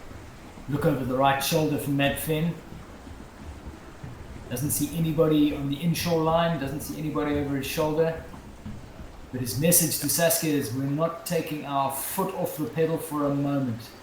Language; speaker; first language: English; native; English